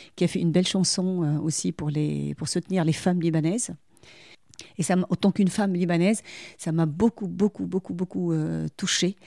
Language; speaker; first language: French; non-native, local second language; Arabic